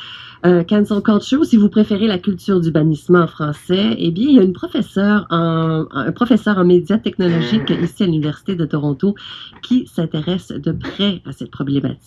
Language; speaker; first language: French; native; French